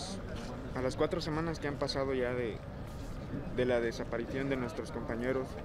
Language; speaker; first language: Spanish; native; Spanish